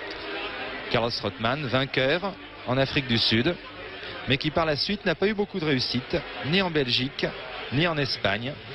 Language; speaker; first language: French; native; French